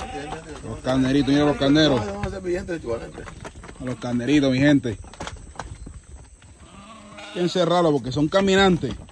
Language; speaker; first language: Spanish; native; Spanish